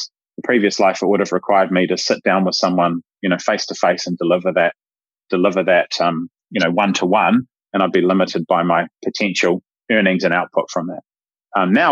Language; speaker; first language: English; native; English